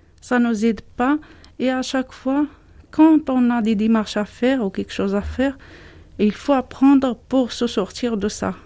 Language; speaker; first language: French; non-native, learner; Arabic